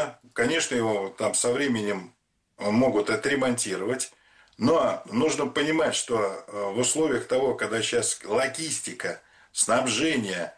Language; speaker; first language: Russian; native; Russian